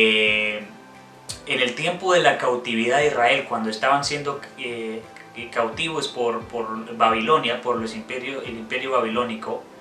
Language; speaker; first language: Spanish; native; Spanish